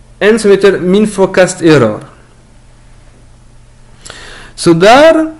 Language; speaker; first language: Norwegian; non-native, learner; French